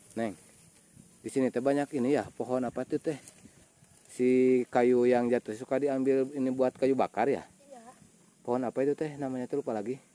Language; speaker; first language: Indonesian; non-native, local second language; Sundanese